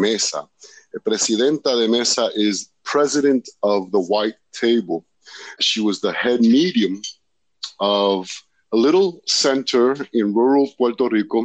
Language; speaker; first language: English; native; English